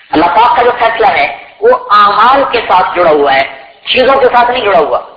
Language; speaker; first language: Urdu; non-native, local second language; Punjabi